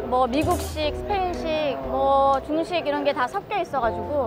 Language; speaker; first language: Korean; native; Korean